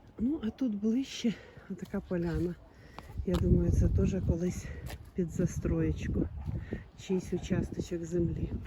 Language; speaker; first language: Ukrainian; native; Ukrainian